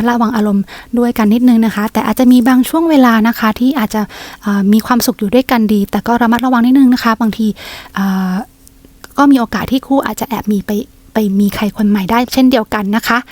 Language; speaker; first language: Thai; native; Thai